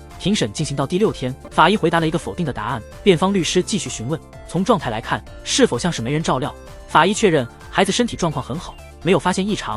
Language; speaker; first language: Chinese; native; Chinese